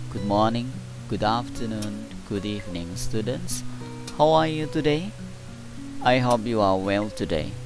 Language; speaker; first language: English; non-native, fluent; Indonesian